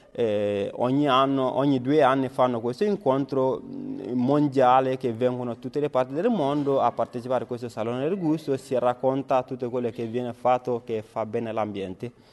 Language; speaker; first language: Italian; non-native, learner; Bambara